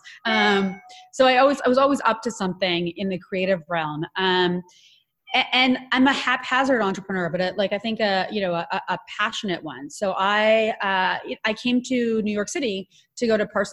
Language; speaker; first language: English; native; English